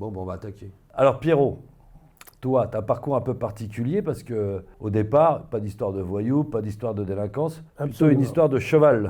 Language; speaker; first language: French; native; French